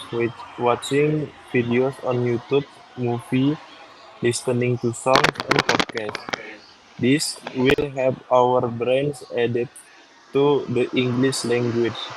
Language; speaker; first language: English; non-native, learner; Indonesian